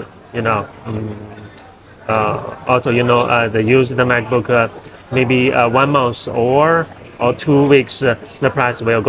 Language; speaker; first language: English; non-native, learner; Chinese